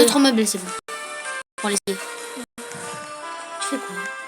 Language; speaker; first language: French; native; French